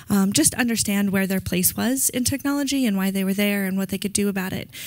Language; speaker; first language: English; native; English